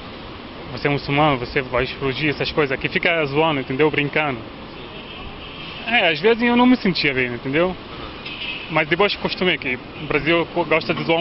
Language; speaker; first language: Portuguese; non-native, fluent; Arabic